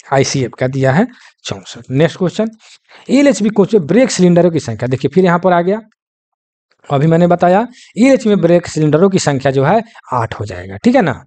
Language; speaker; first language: Hindi; native; Hindi